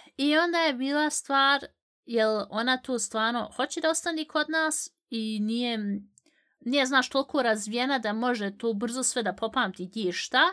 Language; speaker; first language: Bosnian; early bilingual, heritage; Bosnian